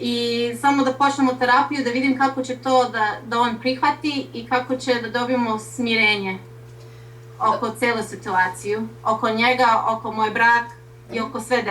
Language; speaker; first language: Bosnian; early bilingual, heritage; Serbian